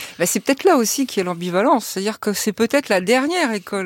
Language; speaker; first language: French; native; French